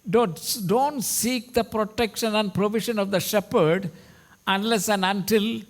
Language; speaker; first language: English; non-native, local second language; Hindi